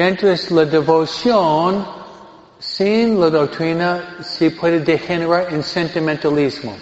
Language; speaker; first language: Spanish; non-native, fluent; English